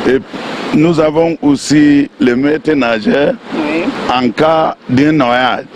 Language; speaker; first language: French; non-native, local second language; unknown